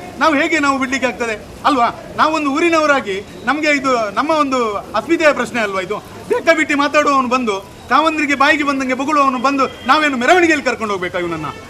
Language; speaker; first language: Kannada; non-native, local second language; Malayalam